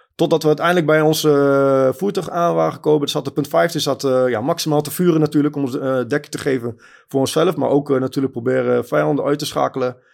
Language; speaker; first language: Dutch; early bilingual, other home language; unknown